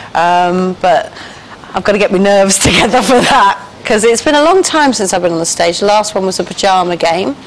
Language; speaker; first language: English; native; English